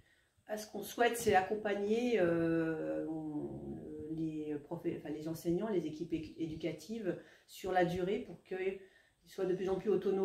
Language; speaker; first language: French; native; French